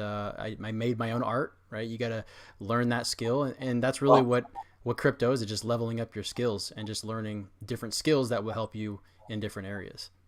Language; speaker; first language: English; native; English